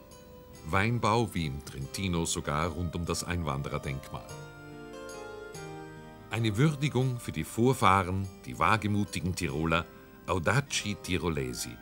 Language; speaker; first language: German; native; German